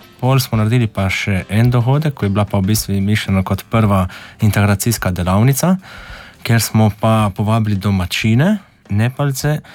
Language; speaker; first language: Slovenian; native; Slovenian